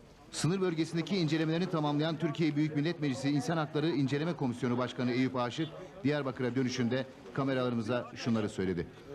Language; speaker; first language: Turkish; native; Turkish